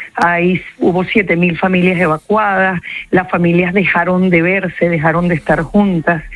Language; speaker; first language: Spanish; native; Spanish